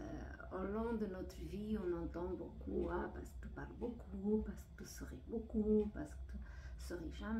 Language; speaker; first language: French; non-native, fluent; Portuguese